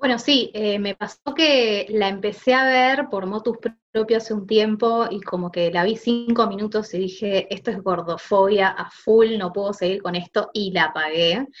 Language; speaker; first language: Spanish; native; Spanish